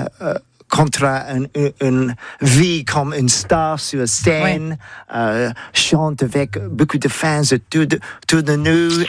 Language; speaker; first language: French; non-native, learner; English